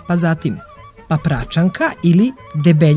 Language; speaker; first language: Serbian; native; Serbian